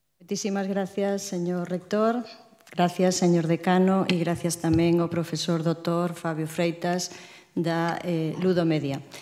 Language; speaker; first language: Spanish; native; Spanish